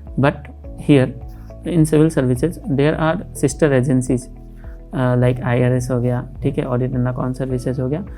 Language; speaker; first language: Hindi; native; Hindi